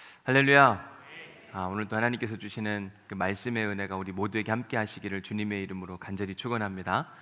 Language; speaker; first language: Korean; native; Korean